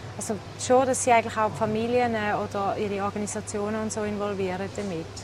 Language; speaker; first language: German; native; German